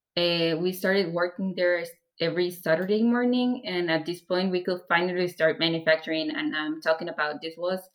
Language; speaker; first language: English; non-native, fluent; Persian